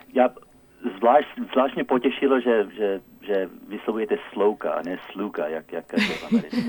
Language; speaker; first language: Czech; early bilingual, heritage; Czech